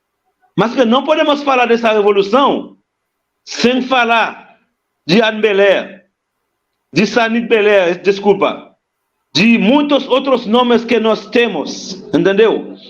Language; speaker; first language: Portuguese; non-native, fluent; Haitian Creole